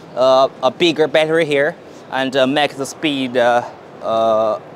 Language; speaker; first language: English; non-native, learner; Chinese